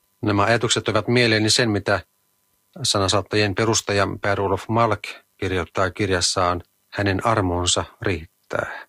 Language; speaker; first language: Finnish; native; Finnish